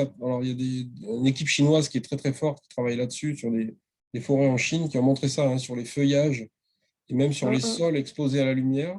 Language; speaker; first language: French; native; French